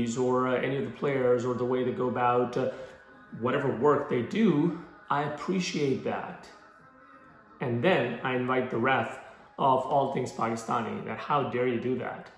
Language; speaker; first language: English; non-native, local second language; Urdu